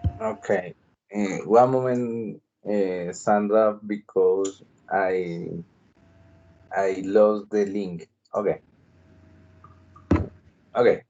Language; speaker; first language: English; non-native, learner; Spanish